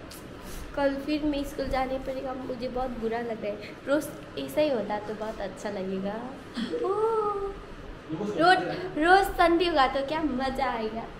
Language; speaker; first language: Hindi; non-native, local second language; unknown